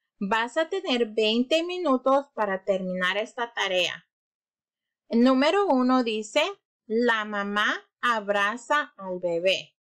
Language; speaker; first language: Spanish; early bilingual, heritage; Spanish